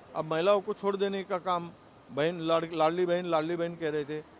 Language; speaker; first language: Hindi; non-native, local second language; Marathi